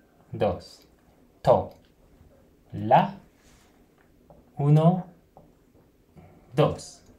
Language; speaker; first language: Spanish; non-native, fluent; Japanese